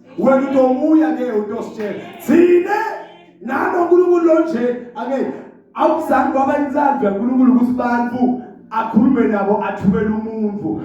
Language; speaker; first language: Zulu; non-native, local second language; Swati